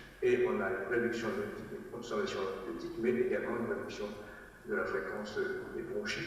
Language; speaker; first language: French; native; French